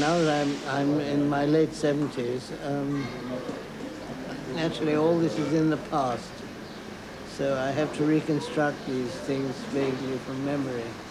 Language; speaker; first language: English; native; English